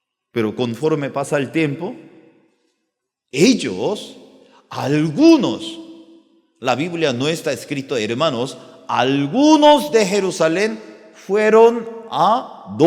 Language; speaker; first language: Spanish; non-native, learner; Korean